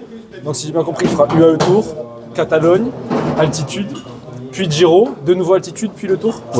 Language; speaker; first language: French; native; French